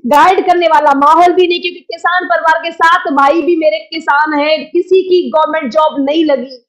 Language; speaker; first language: Hindi; native; Hindi